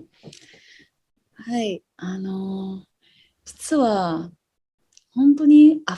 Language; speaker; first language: Japanese; non-native, fluent; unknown